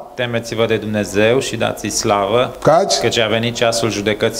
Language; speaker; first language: Romanian; native; Romanian